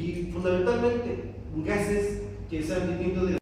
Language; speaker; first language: Spanish; native; Spanish